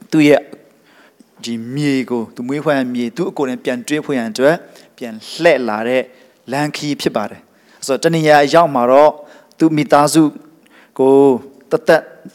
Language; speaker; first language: Burmese; non-native, local second language; Hakha Chin